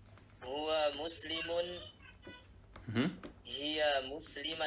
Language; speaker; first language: Arabic; non-native, learner; Indonesian